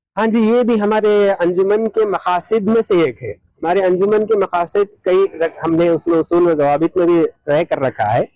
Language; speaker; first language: Urdu; native; Urdu